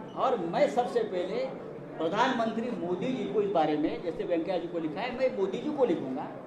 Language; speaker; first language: Hindi; non-native, local second language; Marathi